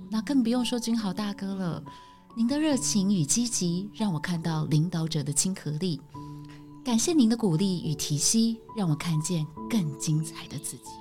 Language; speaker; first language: Chinese; native; Chinese